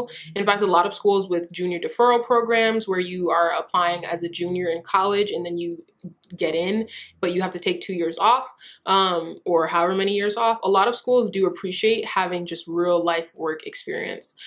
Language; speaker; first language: English; early bilingual, other home language; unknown